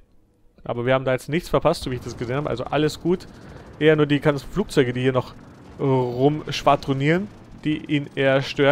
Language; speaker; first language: German; native; German